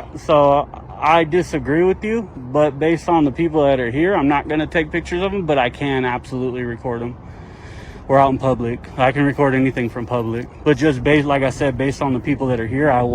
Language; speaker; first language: English; native; English